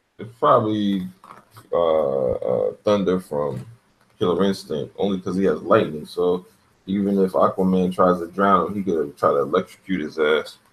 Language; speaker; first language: English; native; English